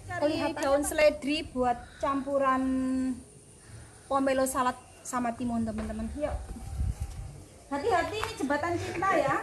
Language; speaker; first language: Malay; non-native, local second language; Javanese